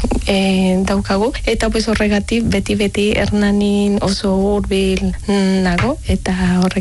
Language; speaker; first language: Basque; non-native, learner; Spanish